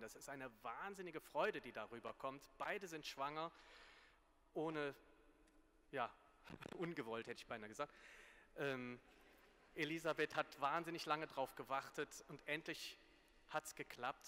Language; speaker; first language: German; native; German